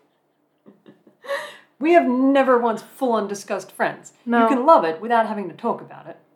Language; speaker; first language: English; native; English